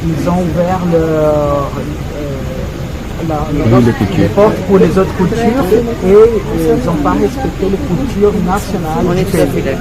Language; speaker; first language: French; non-native, fluent; Portuguese